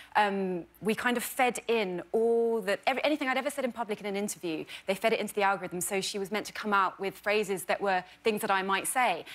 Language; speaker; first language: English; native; English